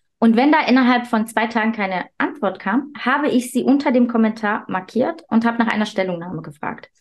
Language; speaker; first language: German; early bilingual, other home language; Turkish